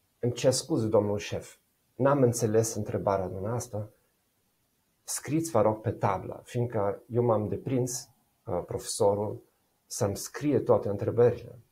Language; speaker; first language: Romanian; non-native, fluent; German